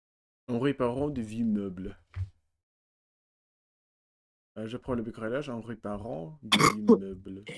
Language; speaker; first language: French; non-native, learner; Russian